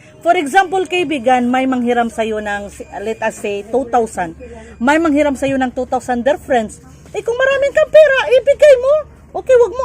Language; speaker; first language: Filipino; non-native, local second language; Cebuano